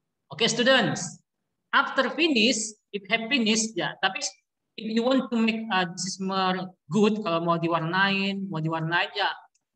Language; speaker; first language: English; non-native, learner; Indonesian